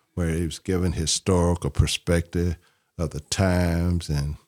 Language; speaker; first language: English; native; English